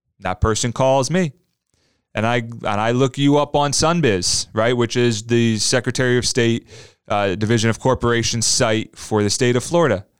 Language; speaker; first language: English; native; English